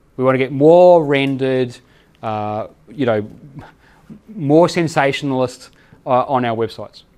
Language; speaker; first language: English; native; English